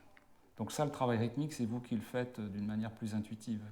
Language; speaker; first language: French; native; French